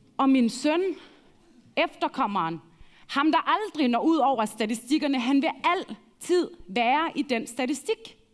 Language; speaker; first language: Danish; early bilingual, other home language; Arabic